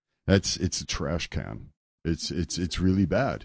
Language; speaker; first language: English; early bilingual, other home language; German